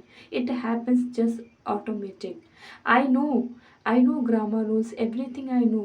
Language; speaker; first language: English; non-native, fluent; Hindi